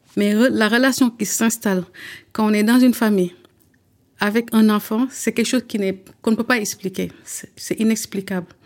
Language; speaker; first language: French; early bilingual, other home language; Wolof